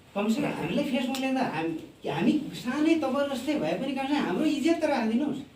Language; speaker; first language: Nepali; non-native, local second language; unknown